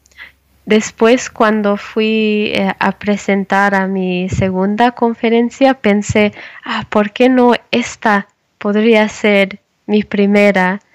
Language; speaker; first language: Spanish; non-native, learner; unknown